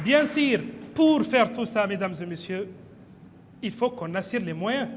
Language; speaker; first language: French; non-native, local second language; Arabic